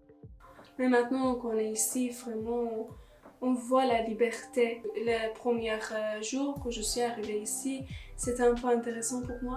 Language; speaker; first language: French; non-native, learner; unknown